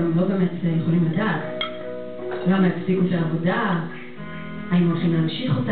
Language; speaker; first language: Hebrew; native; Hebrew